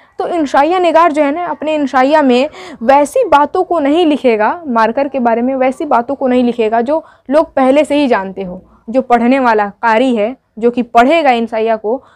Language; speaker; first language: Hindi; native; Hindi